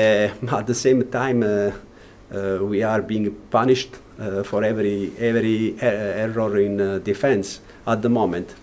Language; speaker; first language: English; non-native, learner; Italian